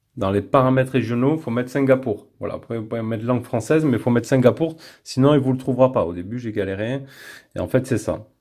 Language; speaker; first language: French; native; French